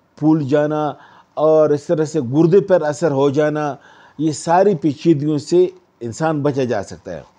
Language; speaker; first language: Urdu; non-native, local second language; Pashto